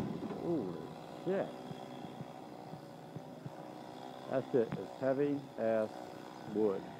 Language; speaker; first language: English; native; English